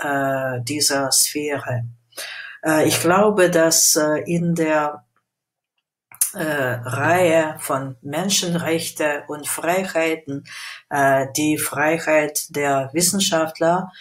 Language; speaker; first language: German; non-native, fluent; Russian